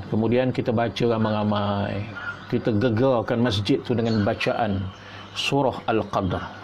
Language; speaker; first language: Malay; native; Malay